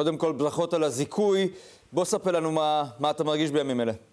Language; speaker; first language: Hebrew; native; Hebrew